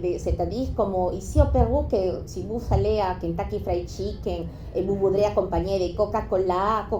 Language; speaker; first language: French; non-native, fluent; Spanish